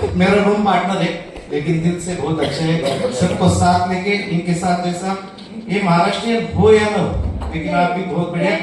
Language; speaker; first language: Hindi; non-native, local second language; Marathi